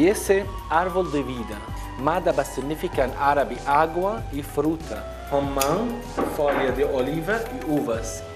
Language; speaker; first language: Portuguese; non-native, learner; Arabic